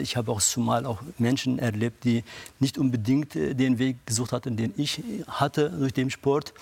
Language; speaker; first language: German; non-native, fluent; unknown